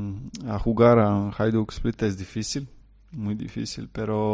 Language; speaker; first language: Spanish; non-native, learner; Croatian